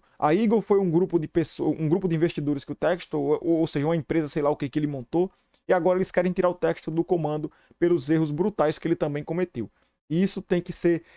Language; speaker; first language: Portuguese; native; Portuguese